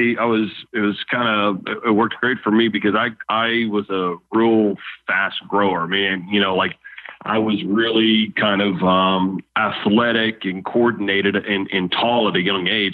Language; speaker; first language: English; native; English